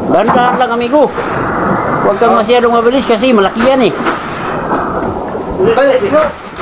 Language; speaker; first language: Filipino; non-native, local second language; Cebuano